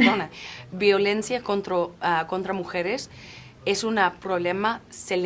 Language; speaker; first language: Spanish; non-native, fluent; English